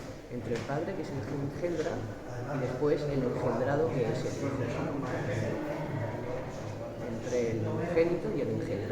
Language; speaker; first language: Spanish; native; Spanish